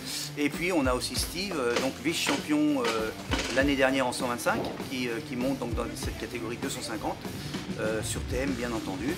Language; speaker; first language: French; native; French